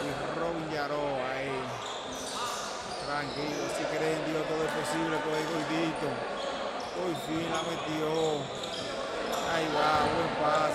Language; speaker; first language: Spanish; native; Spanish